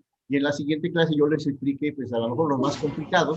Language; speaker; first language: Spanish; native; Spanish